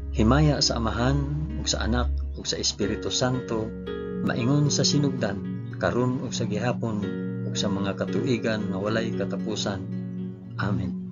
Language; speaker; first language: Cebuano; non-native, local second language; Hiligaynon